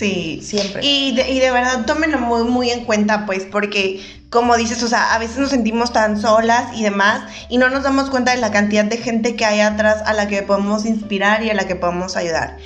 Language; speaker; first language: Spanish; native; Spanish